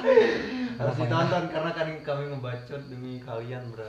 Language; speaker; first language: Malay; native; Malay